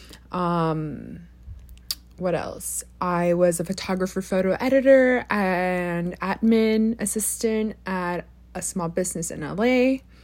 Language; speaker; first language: English; early bilingual, other home language; Spanish